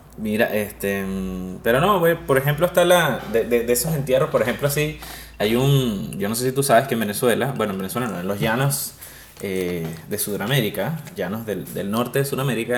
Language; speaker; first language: Spanish; native; Spanish